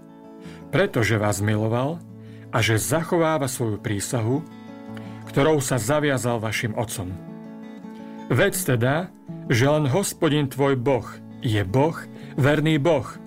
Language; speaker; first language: Slovak; native; Slovak